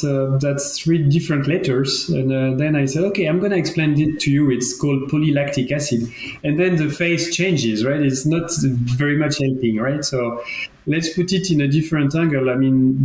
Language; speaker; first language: English; non-native, fluent; French